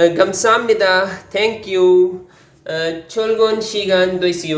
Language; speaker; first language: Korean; non-native, learner; Urdu